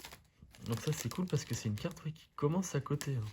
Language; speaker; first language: French; native; French